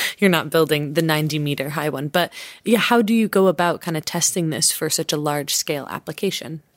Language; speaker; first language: English; native; English